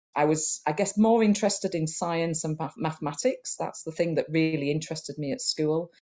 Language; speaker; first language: English; native; English